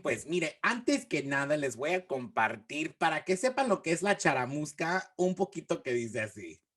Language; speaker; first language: Spanish; early bilingual, heritage; Spanish